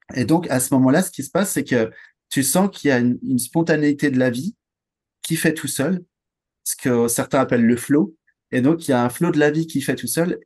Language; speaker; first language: French; native; French